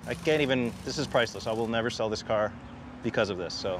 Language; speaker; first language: English; native; English